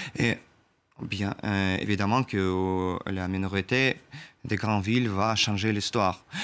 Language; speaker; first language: French; non-native, learner; Russian